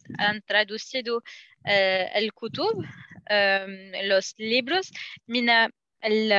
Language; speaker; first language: Spanish; non-native, learner; Arabic